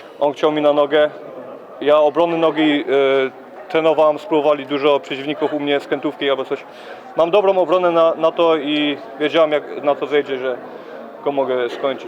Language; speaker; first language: Polish; early bilingual, heritage; Polish